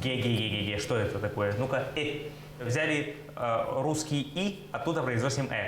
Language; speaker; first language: Russian; native; Russian